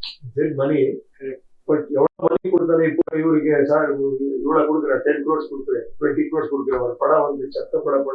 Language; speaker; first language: Tamil; non-native, learner; Kannada